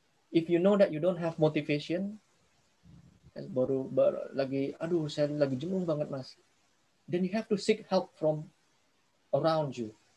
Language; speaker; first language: English; non-native, fluent; Indonesian